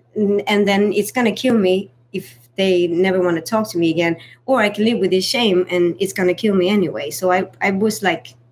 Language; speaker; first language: English; non-native, fluent; Swedish